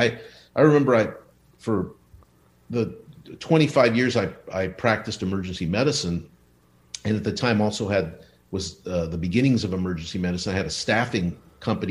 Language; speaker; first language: English; early bilingual, other home language; Spanish